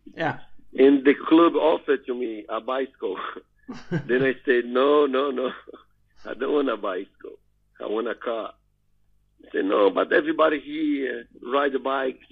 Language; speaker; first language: English; non-native, learner; Portuguese